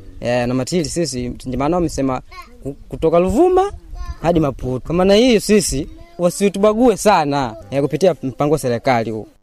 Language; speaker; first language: Swahili; non-native, local second language; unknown